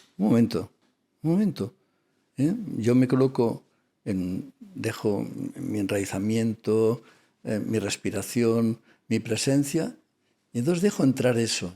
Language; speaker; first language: Spanish; non-native, local second language; Catalan